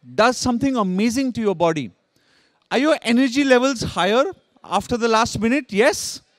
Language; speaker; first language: English; non-native, local second language; Hindi